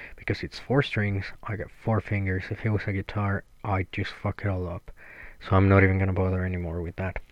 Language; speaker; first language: English; non-native, fluent; Spanish